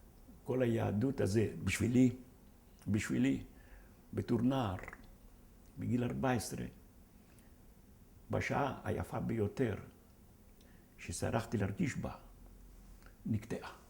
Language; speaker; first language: Hebrew; non-native, fluent; Ladino